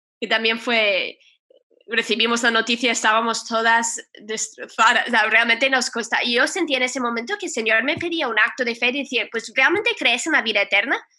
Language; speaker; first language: Spanish; non-native, fluent; English